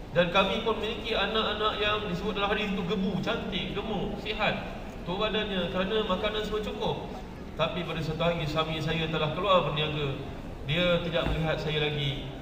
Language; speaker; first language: Malay; native; Malay